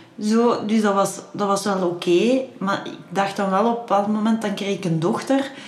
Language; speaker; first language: Dutch; native; Dutch